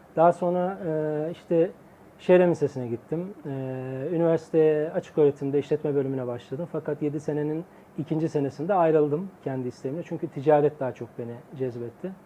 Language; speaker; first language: Turkish; native; Turkish